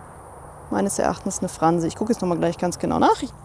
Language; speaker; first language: German; native; German